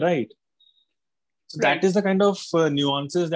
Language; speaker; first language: English; non-native, local second language; Malayalam